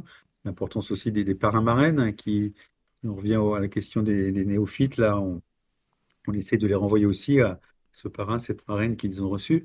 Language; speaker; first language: French; native; French